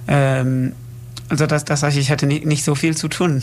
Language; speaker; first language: German; non-native, learner; English